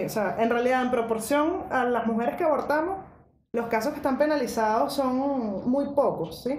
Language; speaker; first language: Spanish; native; Spanish